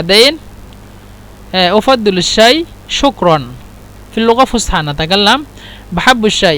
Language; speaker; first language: Arabic; non-native, fluent; Bangla